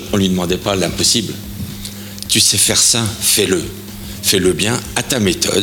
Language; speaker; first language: French; native; French